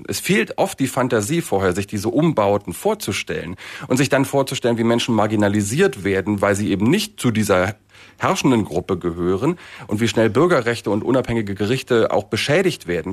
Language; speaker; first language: German; native; German